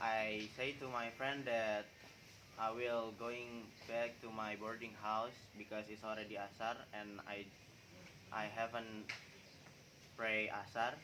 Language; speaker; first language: English; non-native, learner; Indonesian